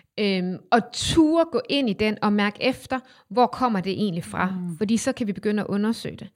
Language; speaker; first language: Danish; native; Danish